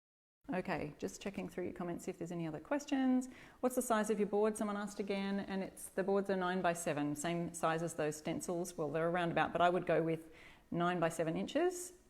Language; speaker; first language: English; native; English